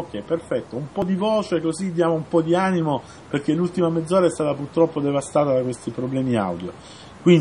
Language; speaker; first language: Italian; native; Italian